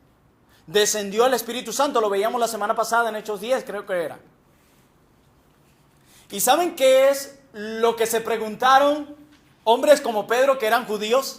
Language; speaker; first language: Spanish; native; Spanish